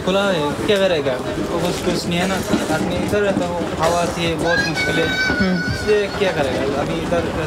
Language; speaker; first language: Hindi; non-native, local second language; Bangla